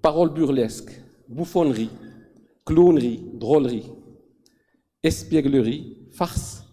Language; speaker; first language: French; non-native, local second language; Arabic